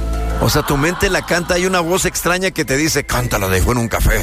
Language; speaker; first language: Spanish; native; Spanish